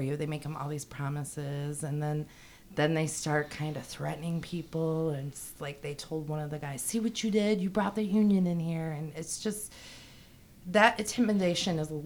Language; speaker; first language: English; native; English